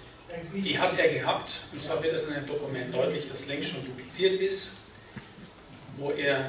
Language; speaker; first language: German; native; German